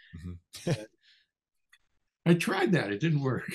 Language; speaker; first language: English; native; English